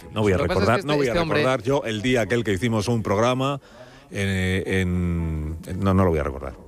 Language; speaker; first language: Spanish; native; Spanish